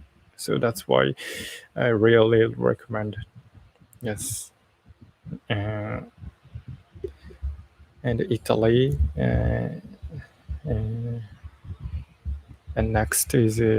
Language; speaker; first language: English; non-native, learner; Japanese